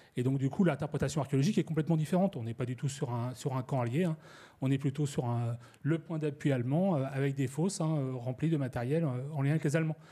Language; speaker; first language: French; native; French